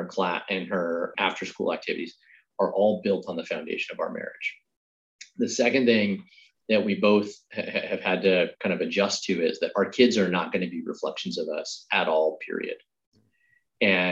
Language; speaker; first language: English; native; English